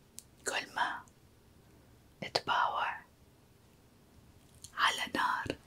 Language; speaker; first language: Arabic; native; Arabic